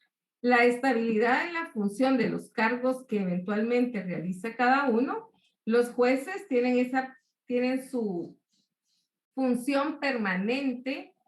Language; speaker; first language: Spanish; native; Spanish